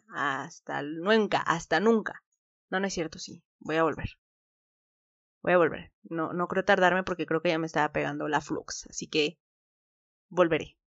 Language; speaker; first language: Spanish; native; Spanish